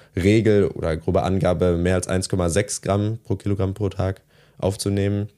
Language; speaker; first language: German; native; German